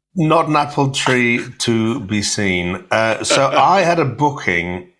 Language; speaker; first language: English; native; English